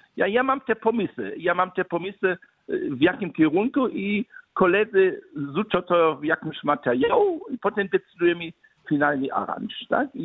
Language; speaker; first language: Polish; early bilingual, other home language; German